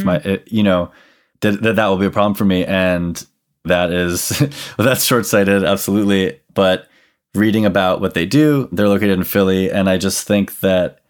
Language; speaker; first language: English; native; English